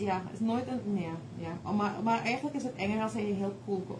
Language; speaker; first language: Dutch; native; Dutch